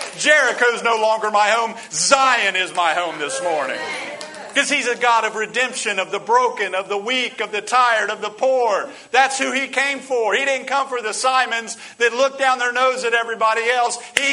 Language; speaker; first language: English; native; English